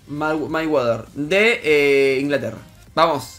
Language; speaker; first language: Spanish; native; Spanish